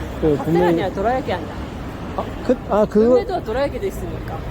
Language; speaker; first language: Korean; non-native, fluent; Japanese